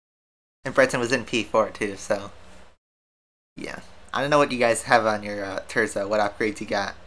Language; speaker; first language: English; native; English